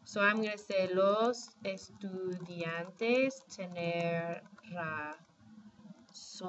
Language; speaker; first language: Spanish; non-native, fluent; English